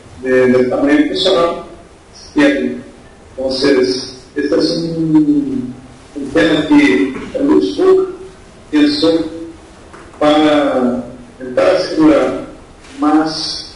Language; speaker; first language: Spanish; non-native, fluent; Portuguese